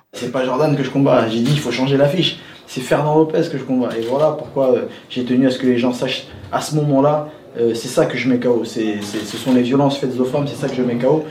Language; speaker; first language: French; early bilingual, other home language; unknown